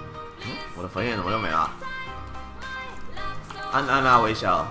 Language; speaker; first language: Chinese; native; Chinese